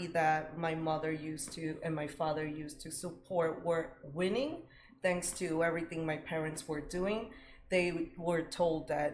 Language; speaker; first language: English; early bilingual, other home language; Spanish